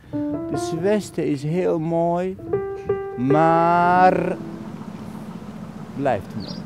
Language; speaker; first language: Dutch; non-native, fluent; Arabic